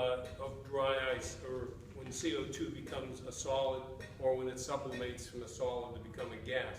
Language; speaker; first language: English; native; English